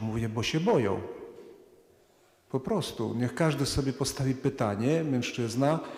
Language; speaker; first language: Polish; non-native, fluent; Ukrainian